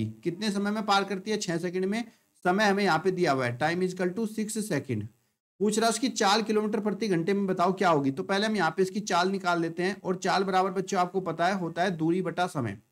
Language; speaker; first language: Hindi; native; Hindi